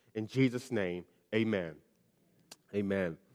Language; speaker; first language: English; native; English